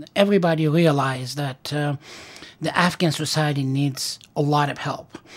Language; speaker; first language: English; non-native, fluent; Pashto